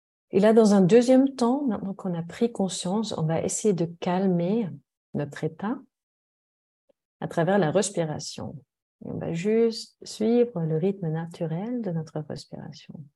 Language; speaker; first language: French; non-native, fluent; German